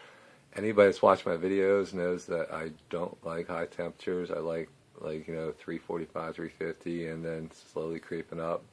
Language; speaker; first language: English; native; English